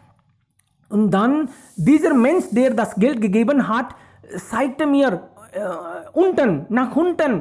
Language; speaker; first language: German; non-native, fluent; Hindi